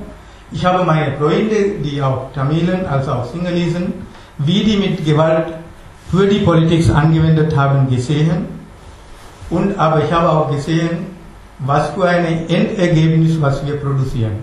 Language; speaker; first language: German; non-native, learner; Sinhala